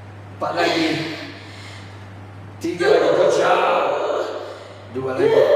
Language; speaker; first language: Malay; non-native, fluent; English